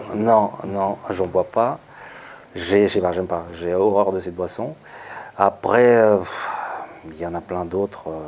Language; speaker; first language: French; non-native, fluent; Russian